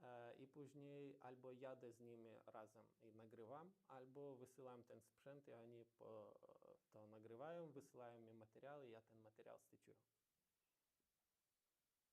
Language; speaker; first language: Polish; non-native, learner; Ukrainian